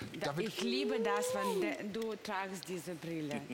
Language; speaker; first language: German; non-native, learner; Russian